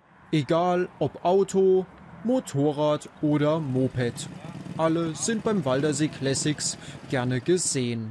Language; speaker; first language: German; native; German